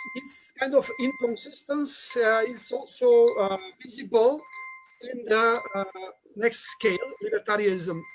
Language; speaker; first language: English; non-native, fluent; Macedonian